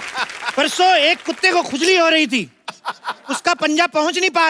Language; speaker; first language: Hindi; native; Hindi